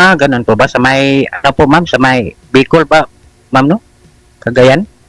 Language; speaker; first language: Filipino; non-native, local second language; Cebuano